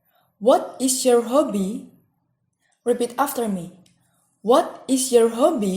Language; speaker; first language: English; non-native, fluent; Indonesian